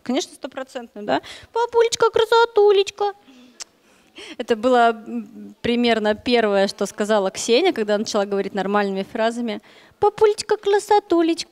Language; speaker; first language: Russian; native; Russian